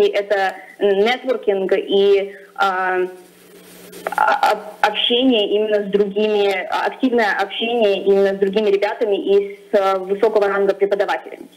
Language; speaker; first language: Russian; early bilingual, other home language; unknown